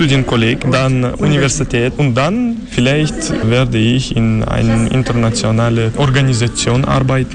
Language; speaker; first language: German; non-native, learner; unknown